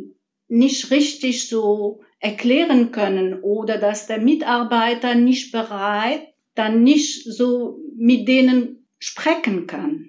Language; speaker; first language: German; non-native, fluent; Arabic